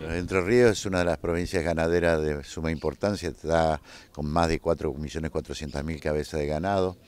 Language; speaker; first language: Spanish; native; Spanish